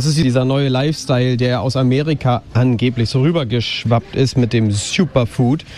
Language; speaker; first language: German; native; German